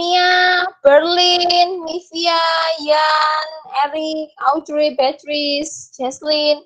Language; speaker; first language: English; non-native, fluent; Indonesian